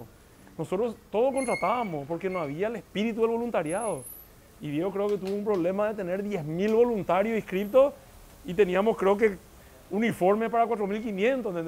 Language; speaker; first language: Spanish; native; Spanish